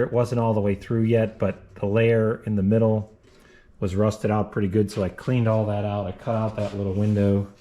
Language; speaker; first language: English; native; English